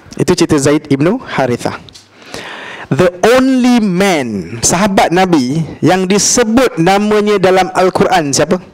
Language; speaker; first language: Malay; native; Malay